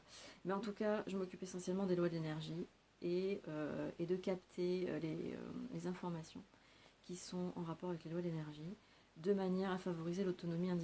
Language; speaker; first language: French; native; French